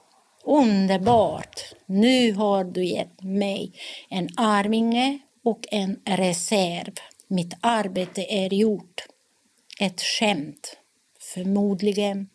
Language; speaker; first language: Swedish; non-native, fluent; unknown